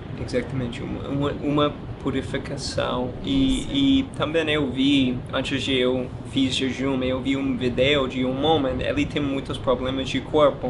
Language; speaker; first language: Portuguese; non-native, learner; English